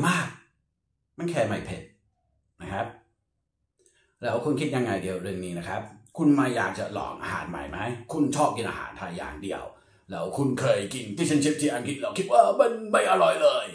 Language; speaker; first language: Thai; non-native, fluent; English